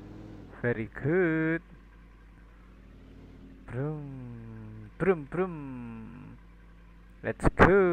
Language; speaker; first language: English; non-native, learner; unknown